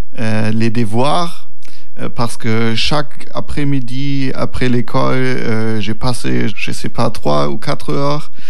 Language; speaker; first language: French; non-native, learner; German